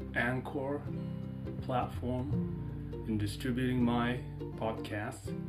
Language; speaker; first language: English; non-native, fluent; Japanese